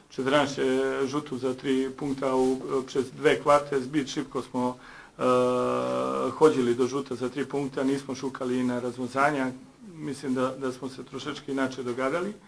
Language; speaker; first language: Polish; non-native, learner; Serbian